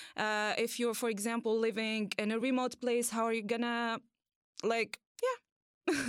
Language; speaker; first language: English; non-native, fluent; Arabic